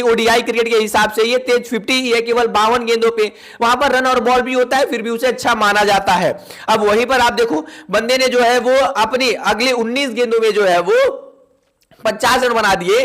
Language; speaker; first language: Hindi; native; Hindi